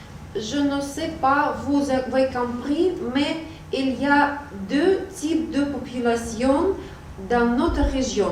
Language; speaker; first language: French; non-native, learner; Russian